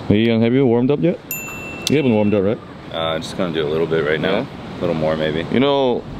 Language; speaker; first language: English; non-native, fluent; Korean